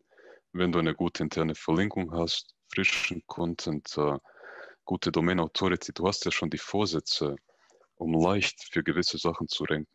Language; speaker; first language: German; native; German